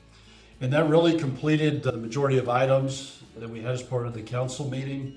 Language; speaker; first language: English; native; English